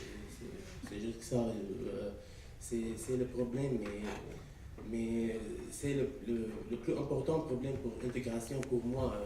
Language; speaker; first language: French; non-native, learner; Arabic